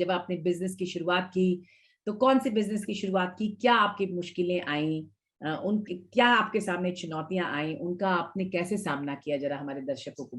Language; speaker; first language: Hindi; native; Hindi